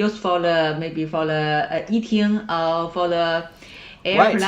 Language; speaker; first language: English; non-native, learner; Chinese